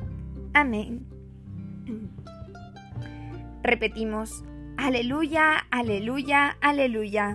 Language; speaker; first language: Spanish; native; Spanish